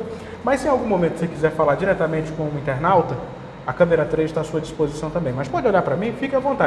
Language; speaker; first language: Portuguese; native; Portuguese